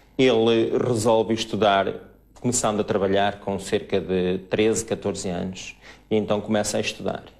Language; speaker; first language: Portuguese; native; Portuguese